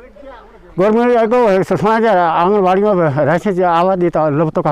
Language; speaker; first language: Hindi; non-native, local second language; Kashmiri